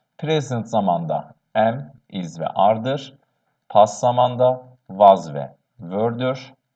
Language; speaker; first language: English; non-native, fluent; Turkish